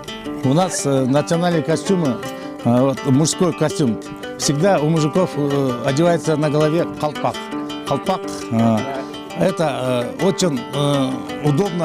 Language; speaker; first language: Russian; non-native, local second language; Kyrgyz